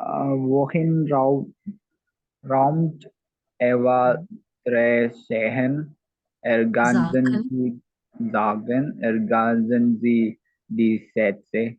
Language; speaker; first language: German; non-native, learner; Malayalam